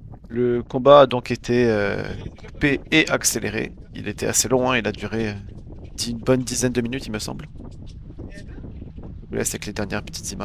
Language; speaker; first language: French; native; French